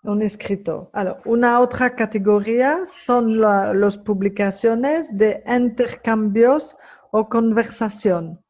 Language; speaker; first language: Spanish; non-native, fluent; French